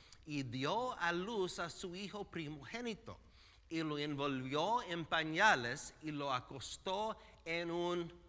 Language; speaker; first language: Spanish; non-native, fluent; English